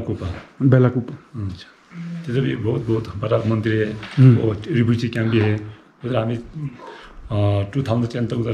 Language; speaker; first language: Hindi; non-native, fluent; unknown